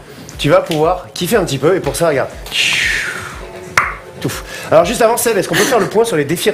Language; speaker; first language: French; native; French